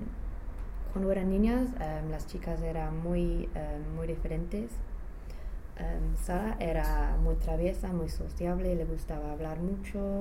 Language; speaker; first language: Spanish; non-native, fluent; English